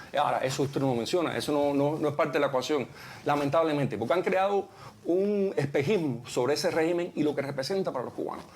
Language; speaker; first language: Spanish; early bilingual, heritage; Spanish